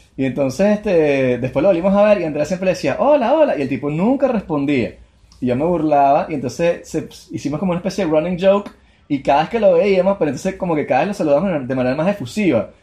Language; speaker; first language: Spanish; native; Spanish